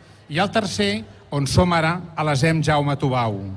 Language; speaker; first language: Catalan; native; Catalan